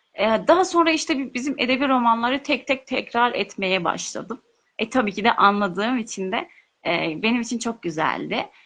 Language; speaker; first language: Turkish; non-native, local second language; Kurdish